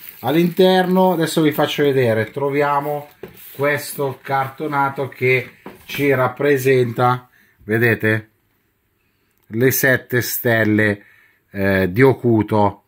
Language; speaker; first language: Italian; native; Italian